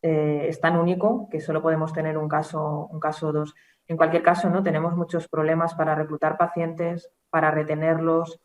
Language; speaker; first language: Spanish; native; Spanish